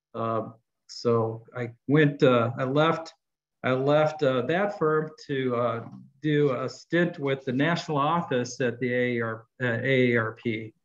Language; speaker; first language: English; native; English